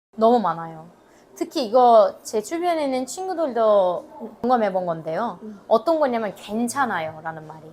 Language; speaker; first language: Korean; non-native, fluent; Turkish